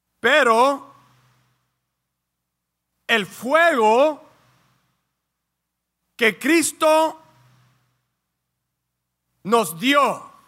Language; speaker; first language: Spanish; early bilingual, heritage; Spanish